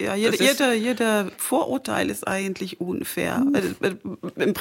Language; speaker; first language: German; non-native, fluent; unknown